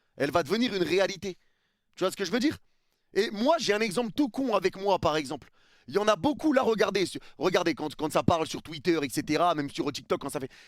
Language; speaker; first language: French; early bilingual, other home language; Arabic